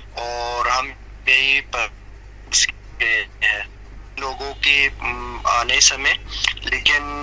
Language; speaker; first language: Hindi; non-native, fluent; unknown